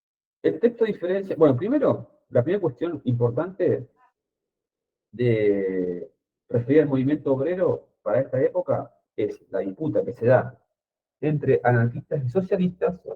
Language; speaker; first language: Spanish; native; Spanish